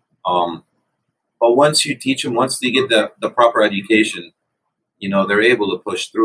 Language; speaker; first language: English; non-native, fluent; Arabic